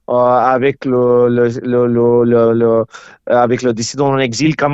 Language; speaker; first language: French; non-native, learner; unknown